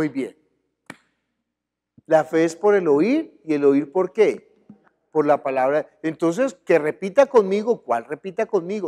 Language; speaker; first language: Spanish; native; Spanish